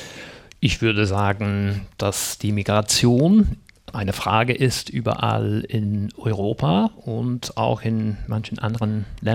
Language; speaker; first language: German; non-native, fluent; English